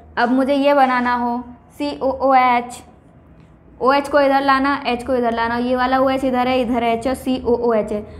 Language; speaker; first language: Hindi; native; Hindi